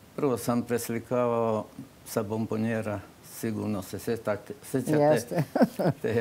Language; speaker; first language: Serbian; non-native, local second language; Slovak